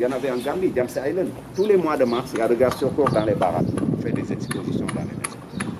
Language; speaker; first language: French; non-native, local second language; Wolof